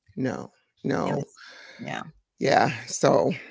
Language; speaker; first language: English; native; English